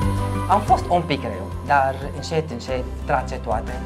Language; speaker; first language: Romanian; non-native, learner; Arabic